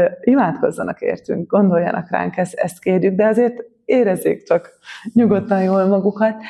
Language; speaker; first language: Hungarian; native; Hungarian